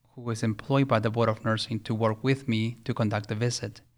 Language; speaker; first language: English; early bilingual, other home language; Spanish